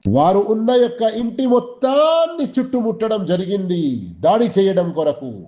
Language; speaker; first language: Telugu; non-native, local second language; Urdu